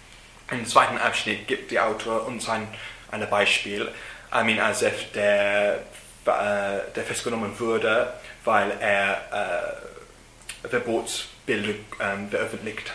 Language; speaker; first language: German; non-native, learner; English